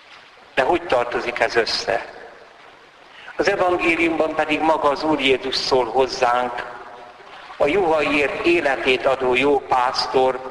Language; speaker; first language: Hungarian; native; Hungarian